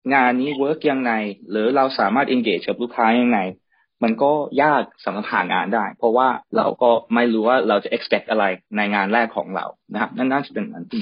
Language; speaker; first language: Thai; early bilingual, heritage; Thai